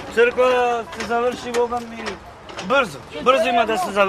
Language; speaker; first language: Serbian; non-native, local second language; Romany